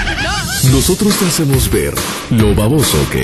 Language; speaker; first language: Spanish; native; Spanish